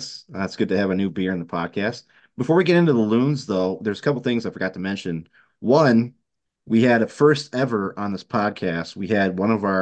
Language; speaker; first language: English; native; English